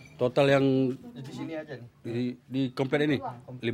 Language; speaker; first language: Indonesian; native; Indonesian